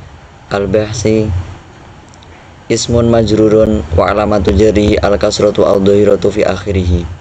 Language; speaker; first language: Arabic; non-native, learner; Indonesian